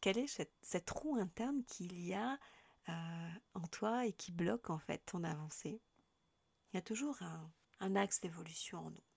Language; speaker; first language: French; native; French